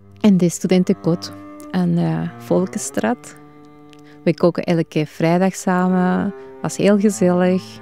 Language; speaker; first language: Dutch; non-native, fluent; Spanish